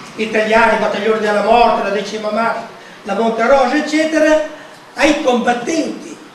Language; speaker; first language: Italian; native; Italian